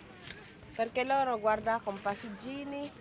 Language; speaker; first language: Italian; non-native, learner; Filipino